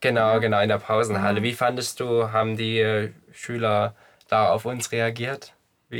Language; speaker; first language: German; native; German